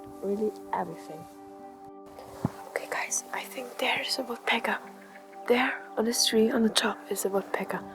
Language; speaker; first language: English; non-native, learner; German